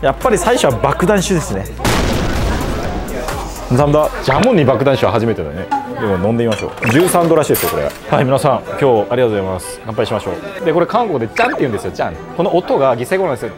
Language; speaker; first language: Japanese; non-native, fluent; Korean